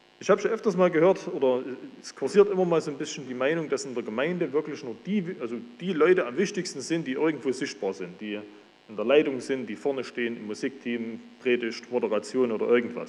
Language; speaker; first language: German; native; German